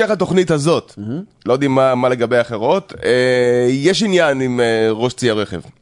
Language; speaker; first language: Hebrew; native; Hebrew